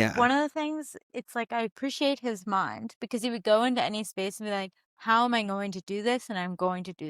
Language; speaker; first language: English; native; English